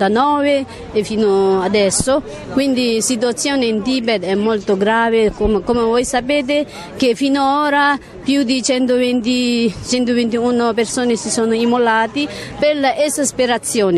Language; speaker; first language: Italian; non-native, learner; Tibetan